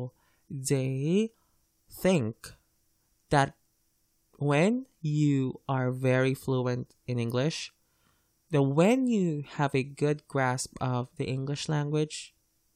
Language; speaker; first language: English; non-native, local second language; Filipino